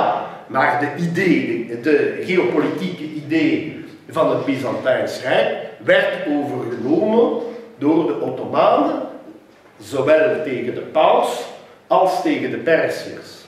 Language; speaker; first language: Dutch; non-native, local second language; French